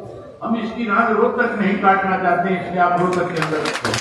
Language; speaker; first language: Hindi; native; Hindi